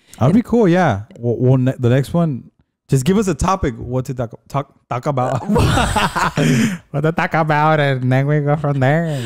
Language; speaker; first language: English; early bilingual, other home language; Spanish